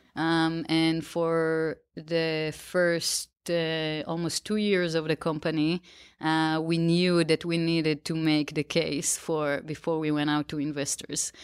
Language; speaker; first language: English; non-native, fluent; Hebrew